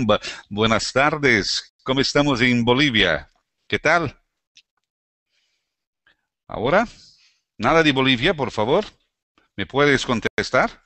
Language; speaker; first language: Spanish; non-native, learner; Portuguese